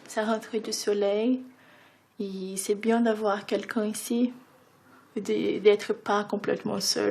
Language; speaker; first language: French; non-native, fluent; Portuguese